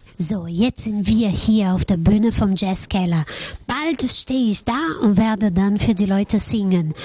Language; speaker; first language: German; non-native, fluent; Portuguese